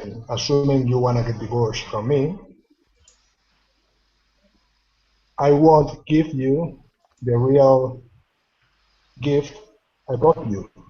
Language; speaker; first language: English; non-native, fluent; Spanish